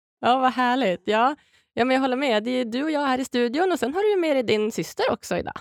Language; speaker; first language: Swedish; native; Swedish